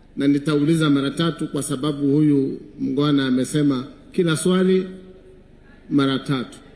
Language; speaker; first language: Swahili; non-native, local second language; Kikuyu